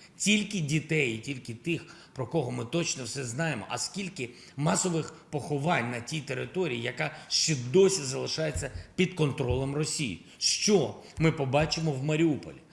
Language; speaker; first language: Ukrainian; non-native, local second language; Russian